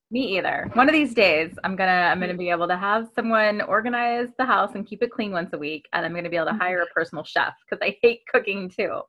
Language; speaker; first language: English; native; English